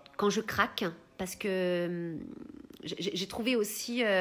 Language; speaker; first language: French; early bilingual, heritage; Italian